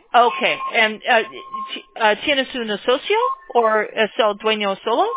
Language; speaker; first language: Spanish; non-native, learner; English